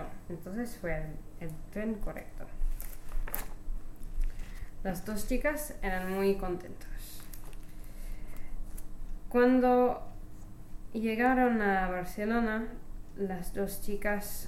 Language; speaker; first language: Spanish; non-native, learner; English